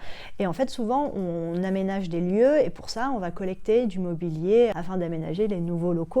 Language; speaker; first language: French; native; French